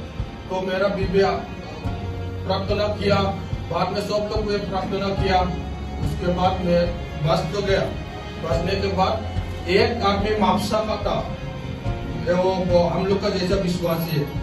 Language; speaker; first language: Hindi; non-native, local second language; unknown